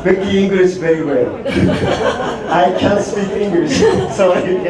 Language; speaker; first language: English; non-native, learner; Japanese